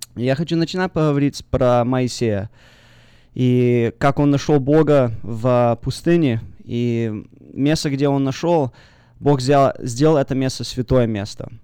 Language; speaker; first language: Russian; early bilingual, heritage; Russian